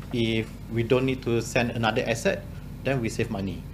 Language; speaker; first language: English; non-native, local second language; Malay